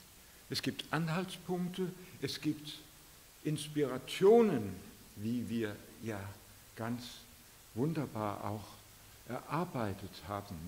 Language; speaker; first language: German; non-native, fluent; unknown